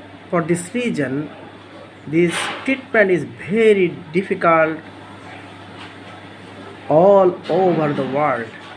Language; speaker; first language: English; non-native, local second language; Bangla